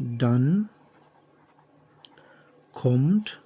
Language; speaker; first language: German; non-native, learner; Urdu